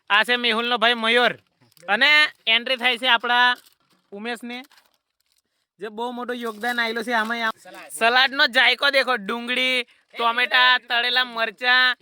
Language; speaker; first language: Gujarati; non-native, local second language; Rathawi